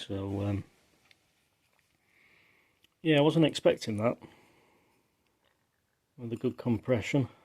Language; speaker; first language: English; native; English